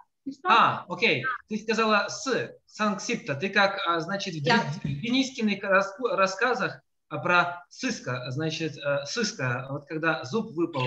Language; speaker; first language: Russian; native; Russian